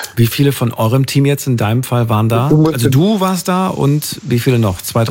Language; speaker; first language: German; native; German